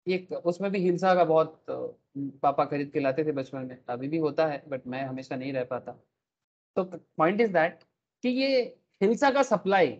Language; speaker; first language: Hindi; non-native, local second language; Bangla